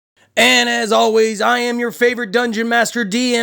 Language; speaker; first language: English; native; English